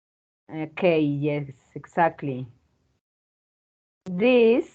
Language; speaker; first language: English; non-native, fluent; Spanish